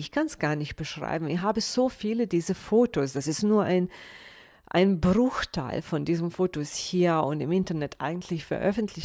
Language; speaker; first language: German; non-native, fluent; Bosnian